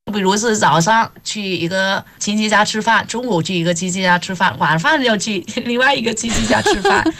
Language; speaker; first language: Chinese; non-native, fluent; Vietnamese